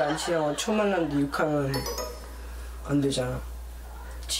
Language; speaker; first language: Korean; early bilingual, other home language; Filipino